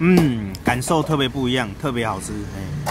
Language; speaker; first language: Chinese; native; Chinese